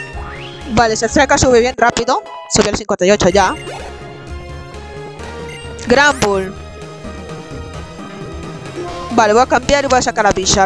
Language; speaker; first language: Spanish; native; Spanish